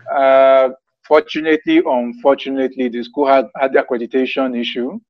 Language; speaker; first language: English; non-native, local second language; Yoruba